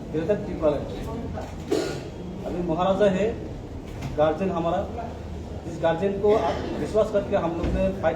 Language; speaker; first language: Hindi; non-native, local second language; Kok Borok